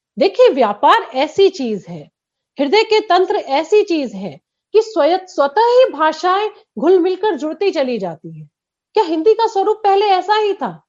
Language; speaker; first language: Hindi; native; Hindi